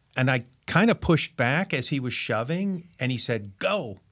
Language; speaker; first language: English; native; English